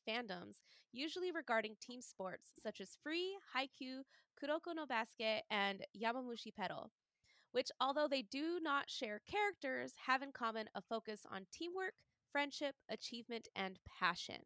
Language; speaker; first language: English; native; English